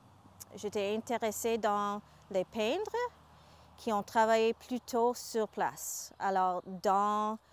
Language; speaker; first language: French; non-native, fluent; English